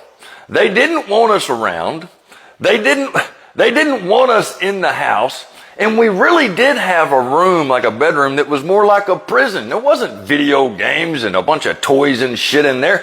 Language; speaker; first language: English; native; English